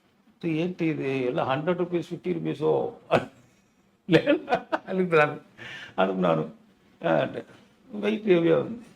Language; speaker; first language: Telugu; non-native, learner; Tamil